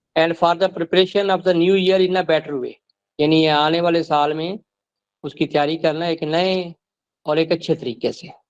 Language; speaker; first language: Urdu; non-native, local second language; Punjabi